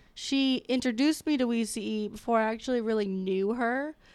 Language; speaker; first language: English; native; English